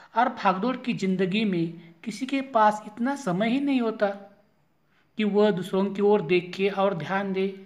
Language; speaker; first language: Hindi; non-native, local second language; Marathi